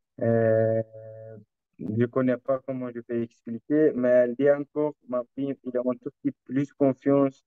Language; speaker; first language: French; non-native, learner; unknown